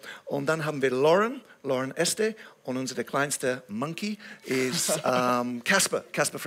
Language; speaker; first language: German; non-native, fluent; English